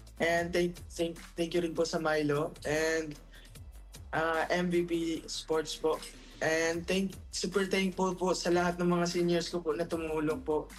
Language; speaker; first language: Filipino; non-native, local second language; Cebuano